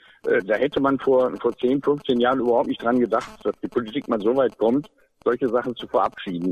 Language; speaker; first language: German; native; German